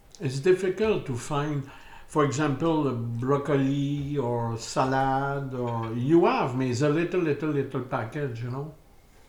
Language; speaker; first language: English; non-native, learner; French